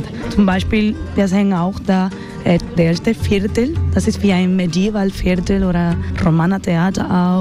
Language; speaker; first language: German; non-native, fluent; Spanish